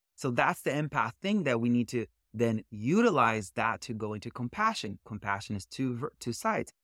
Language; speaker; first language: English; early bilingual, other home language; Portuguese